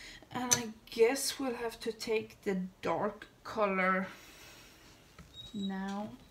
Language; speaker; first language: English; non-native, fluent; Swedish